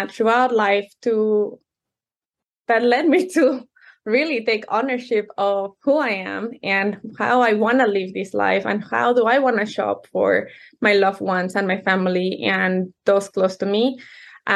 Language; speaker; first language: English; non-native, fluent; Spanish